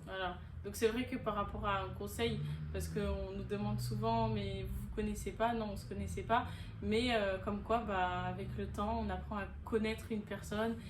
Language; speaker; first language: French; native; French